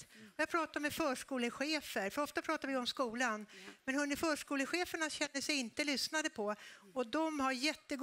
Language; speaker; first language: Swedish; native; Swedish